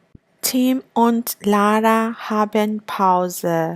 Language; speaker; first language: German; non-native, fluent; Burmese